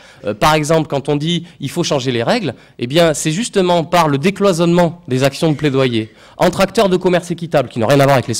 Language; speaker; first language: French; native; French